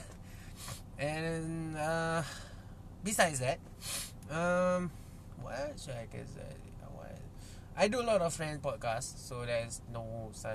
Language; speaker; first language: English; non-native, local second language; Malay